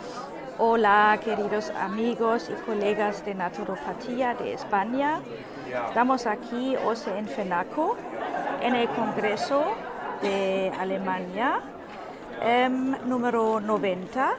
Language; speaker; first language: Spanish; non-native, fluent; German